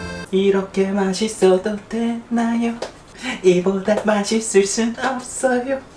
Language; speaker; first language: Korean; native; Korean